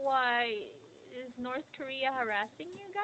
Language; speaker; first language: English; non-native, fluent; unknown